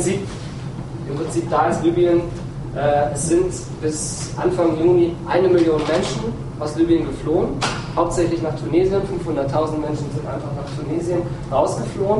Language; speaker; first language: German; native; German